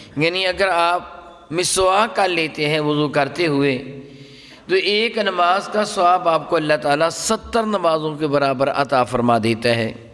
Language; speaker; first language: Urdu; non-native, local second language; Punjabi